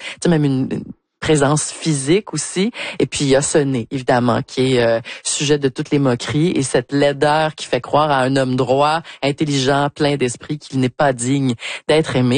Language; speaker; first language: French; native; French